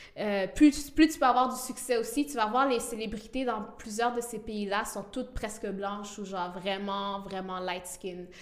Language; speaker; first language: French; early bilingual, other home language; Rundi